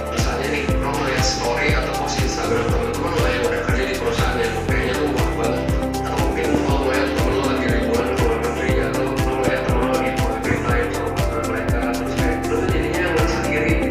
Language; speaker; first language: Indonesian; native; Indonesian